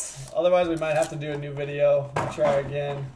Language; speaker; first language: English; native; English